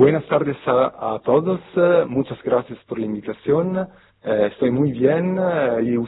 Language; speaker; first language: Spanish; non-native, fluent; Italian